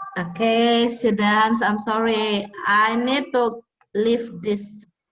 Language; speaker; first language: English; non-native, fluent; Indonesian